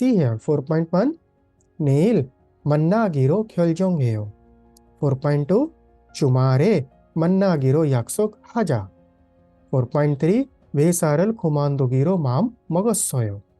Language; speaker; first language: Korean; non-native, fluent; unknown